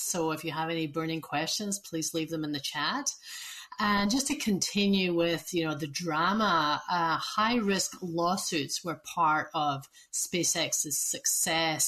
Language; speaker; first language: English; native; English